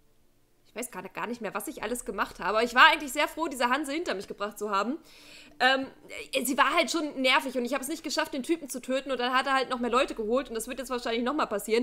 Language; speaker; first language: German; native; German